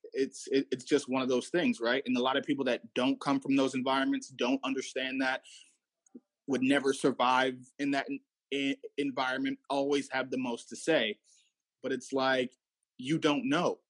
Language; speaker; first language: English; native; English